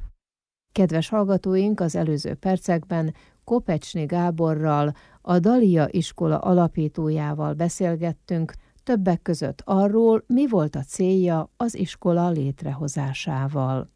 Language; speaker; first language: Hungarian; native; Hungarian